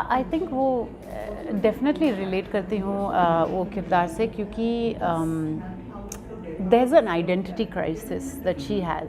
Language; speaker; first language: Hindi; non-native, local second language; French